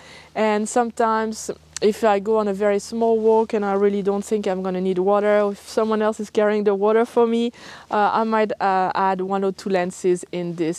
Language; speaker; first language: English; non-native, fluent; French